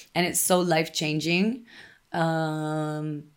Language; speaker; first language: English; early bilingual, other home language; Spanish